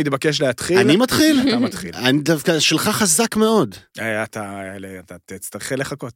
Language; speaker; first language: Hebrew; native; Hebrew